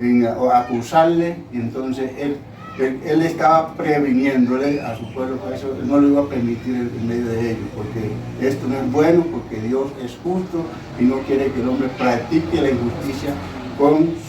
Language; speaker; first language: Spanish; native; Spanish